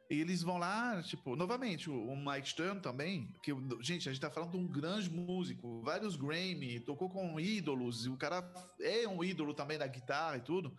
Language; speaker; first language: Portuguese; non-native, fluent; French